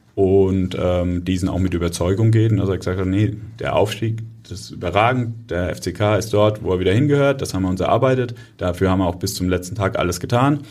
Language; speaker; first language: German; native; German